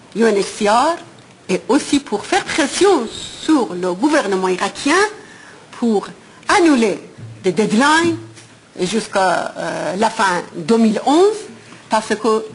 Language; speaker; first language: French; non-native, fluent; Persian